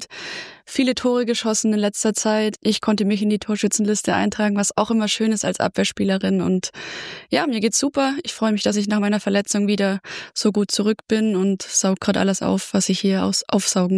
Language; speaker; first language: German; native; German